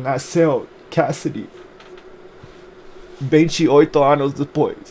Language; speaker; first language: Portuguese; non-native, fluent; English